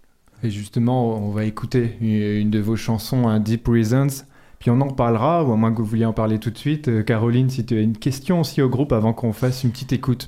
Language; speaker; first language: French; native; French